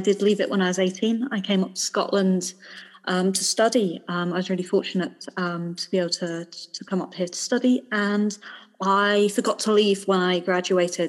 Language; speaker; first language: English; native; English